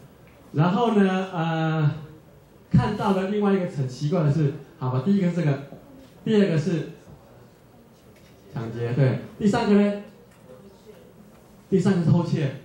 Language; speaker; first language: Chinese; native; Chinese